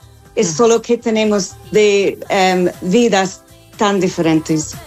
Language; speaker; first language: Spanish; non-native, learner; English